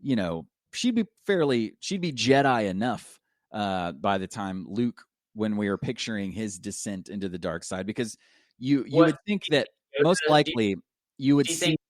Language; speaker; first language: English; native; English